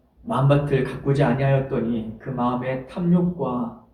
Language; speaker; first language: Korean; native; Korean